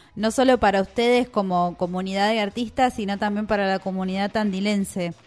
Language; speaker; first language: Spanish; native; Spanish